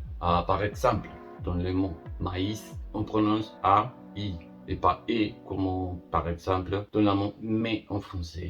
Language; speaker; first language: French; non-native, learner; Spanish